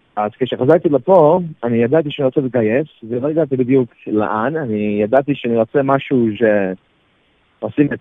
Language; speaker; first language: Hebrew; non-native, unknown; English